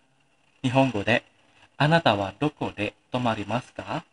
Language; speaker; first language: Japanese; non-native, fluent; Indonesian